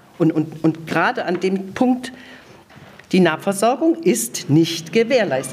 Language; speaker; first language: German; native; German